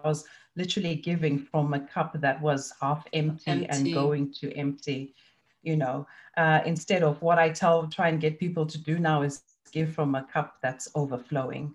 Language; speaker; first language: English; non-native, local second language; Shona